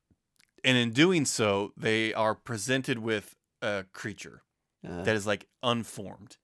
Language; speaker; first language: English; native; English